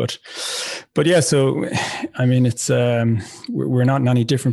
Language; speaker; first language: English; native; English